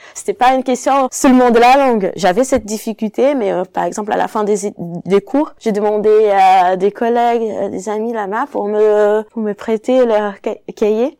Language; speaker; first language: French; non-native, fluent; Portuguese